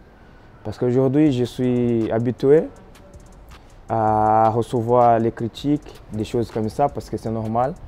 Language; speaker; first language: French; non-native, fluent; Portuguese